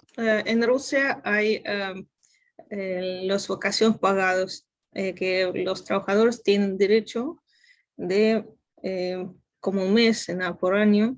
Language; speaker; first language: Spanish; non-native, learner; Russian